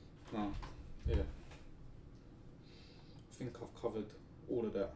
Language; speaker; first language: English; native; English